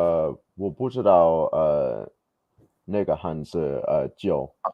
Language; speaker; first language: Chinese; non-native, learner; English